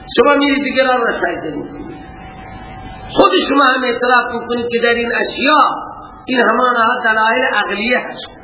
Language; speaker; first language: Persian; non-native, local second language; Baluchi